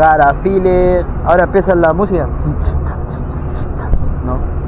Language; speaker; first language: Spanish; native; Spanish